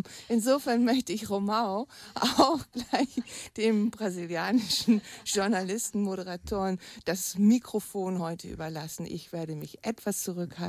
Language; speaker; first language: German; native; German